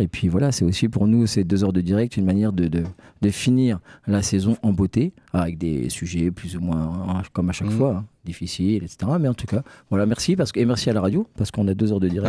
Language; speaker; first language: French; native; French